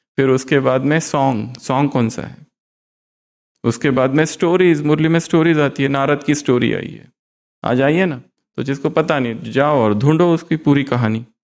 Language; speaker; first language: Hindi; native; Hindi